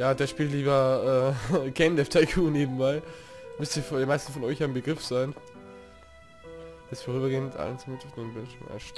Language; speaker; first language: German; native; German